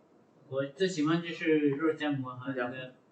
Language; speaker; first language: Chinese; non-native, learner; Lao